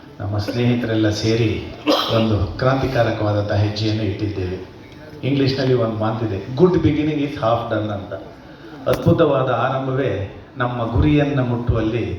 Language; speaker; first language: Kannada; native; Kannada